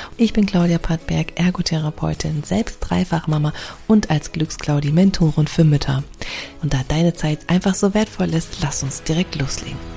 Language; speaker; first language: German; native; German